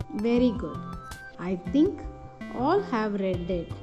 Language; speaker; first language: English; non-native, local second language; Tamil